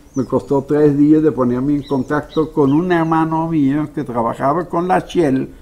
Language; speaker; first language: Spanish; non-native, fluent; Dutch